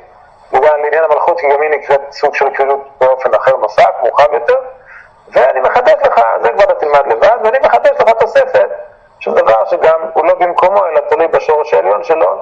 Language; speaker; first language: Hebrew; native; Hebrew